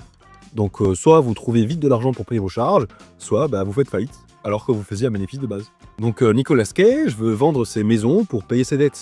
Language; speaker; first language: French; native; French